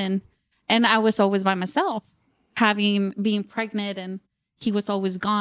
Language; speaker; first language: English; non-native, fluent; Spanish